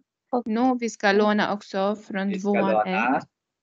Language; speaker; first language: Swedish; non-native, learner; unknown